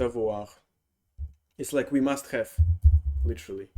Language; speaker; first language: English; non-native, fluent; Russian